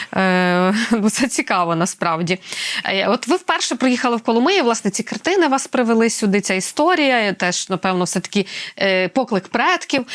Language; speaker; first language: Ukrainian; native; Ukrainian